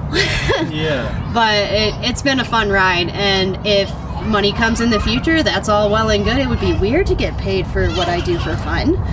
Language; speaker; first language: English; native; English